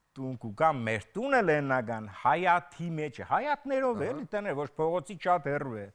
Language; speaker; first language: Armenian; native; Armenian